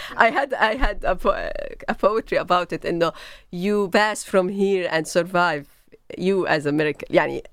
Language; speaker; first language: English; non-native, learner; Arabic